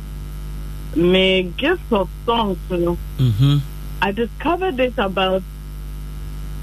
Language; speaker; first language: English; non-native, local second language; Akan